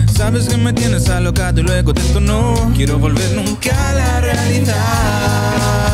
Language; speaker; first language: Spanish; native; Spanish